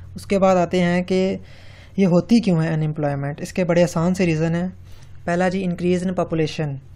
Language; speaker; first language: Urdu; non-native, local second language; Punjabi